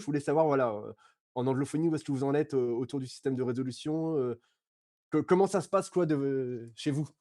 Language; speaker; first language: French; native; French